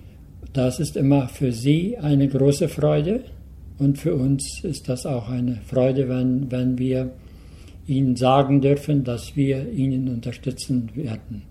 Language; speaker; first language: German; early bilingual, heritage; Low German